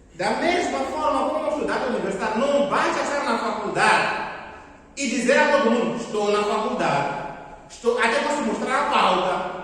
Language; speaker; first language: Portuguese; non-native, local second language; Tsonga